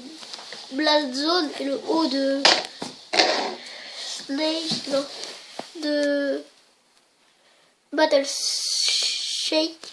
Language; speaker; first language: French; native; French